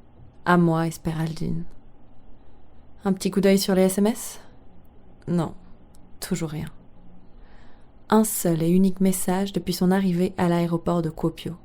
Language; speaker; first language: French; native; French